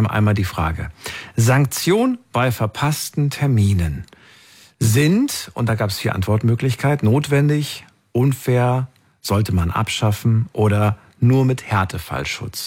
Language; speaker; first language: German; native; German